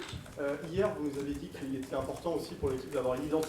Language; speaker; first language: French; native; French